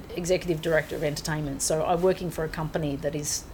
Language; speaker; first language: English; native; English